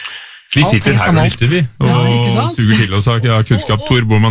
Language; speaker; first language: Norwegian; native; Norwegian